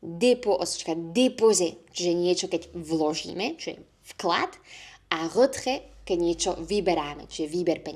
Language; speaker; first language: Slovak; native; Slovak